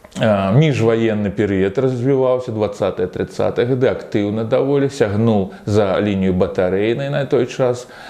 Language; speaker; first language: Belarusian; non-native, local second language; Russian